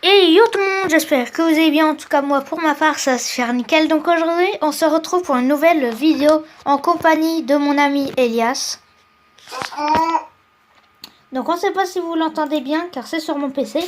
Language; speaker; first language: French; native; French